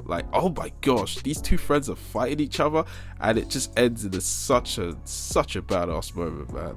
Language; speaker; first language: English; native; English